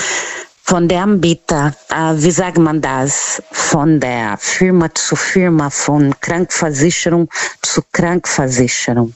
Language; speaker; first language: German; non-native, learner; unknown